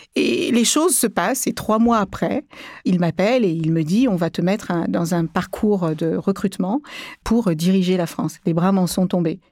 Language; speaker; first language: French; early bilingual, other home language; Kabuverdianu